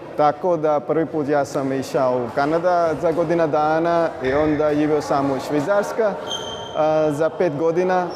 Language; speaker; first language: Croatian; non-native, learner; Punjabi